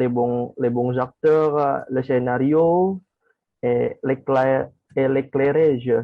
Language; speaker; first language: French; non-native, learner; Indonesian